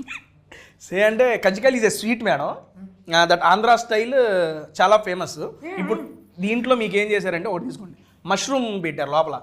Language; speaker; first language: Telugu; native; Telugu